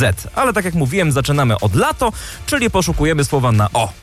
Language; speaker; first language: Polish; native; Polish